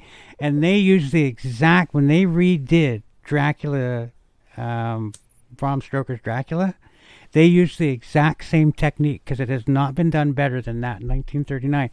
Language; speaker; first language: English; native; English